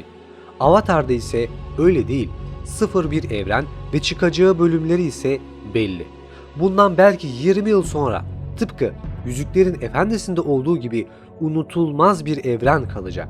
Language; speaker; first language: Turkish; native; Turkish